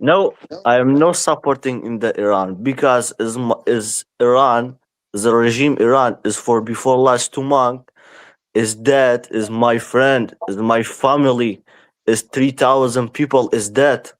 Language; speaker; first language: English; non-native, learner; Persian